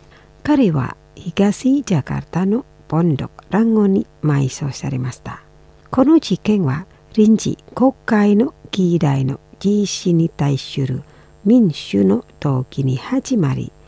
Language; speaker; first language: Japanese; non-native, fluent; Indonesian